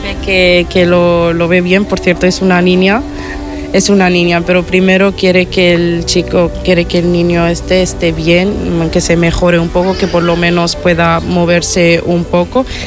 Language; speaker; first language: Spanish; non-native, fluent; Italian